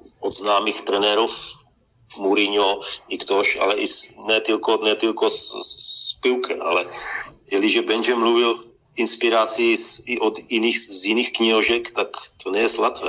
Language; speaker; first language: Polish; non-native, learner; Czech